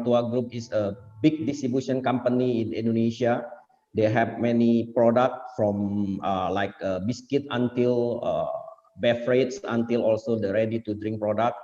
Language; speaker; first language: English; non-native, fluent; Indonesian